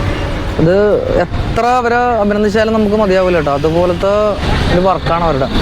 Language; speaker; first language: Malayalam; native; Malayalam